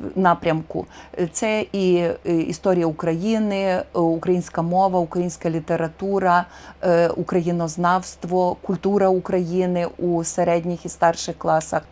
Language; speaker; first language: Ukrainian; native; Ukrainian